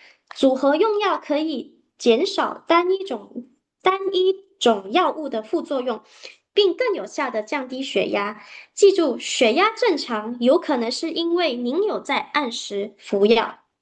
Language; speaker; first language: Chinese; native; Chinese